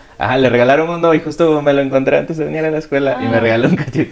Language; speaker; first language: Spanish; native; Spanish